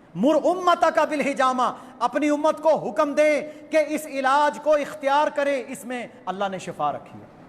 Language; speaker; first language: Urdu; non-native, local second language; Punjabi